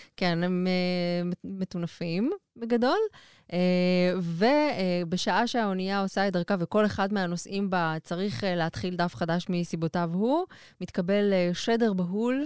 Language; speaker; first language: Hebrew; native; Hebrew